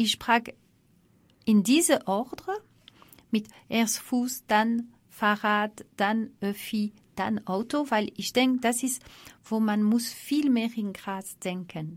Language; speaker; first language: German; non-native, fluent; French